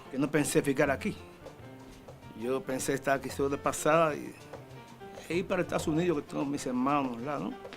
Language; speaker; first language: Portuguese; non-native, fluent; Spanish